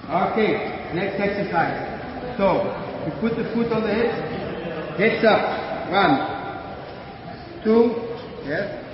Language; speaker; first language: English; non-native, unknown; Dutch